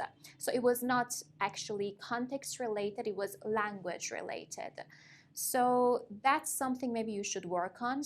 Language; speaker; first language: English; non-native, fluent; Persian